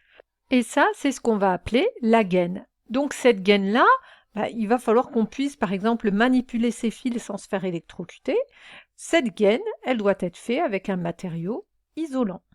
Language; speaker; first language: French; native; French